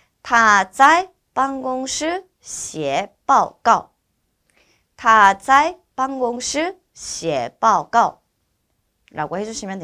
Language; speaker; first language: Chinese; non-native, fluent; Korean